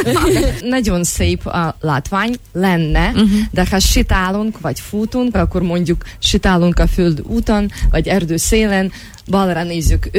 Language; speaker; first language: Hungarian; non-native, fluent; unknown